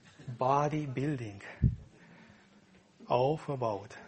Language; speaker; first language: German; non-native, fluent; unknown